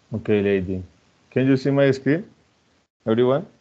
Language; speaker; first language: English; non-native, fluent; Spanish